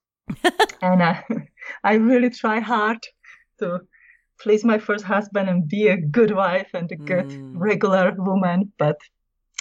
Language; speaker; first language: English; non-native, fluent; Czech